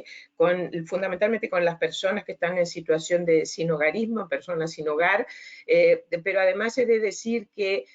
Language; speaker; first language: Spanish; native; Spanish